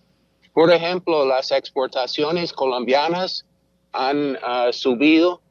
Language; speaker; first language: Spanish; non-native, fluent; English